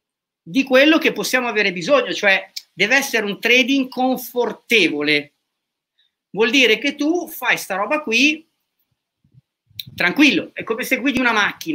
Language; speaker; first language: Italian; native; Italian